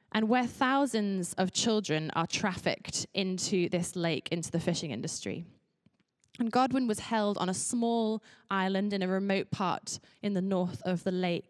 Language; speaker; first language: English; native; English